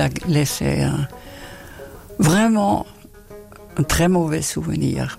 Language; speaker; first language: French; non-native, fluent; Dutch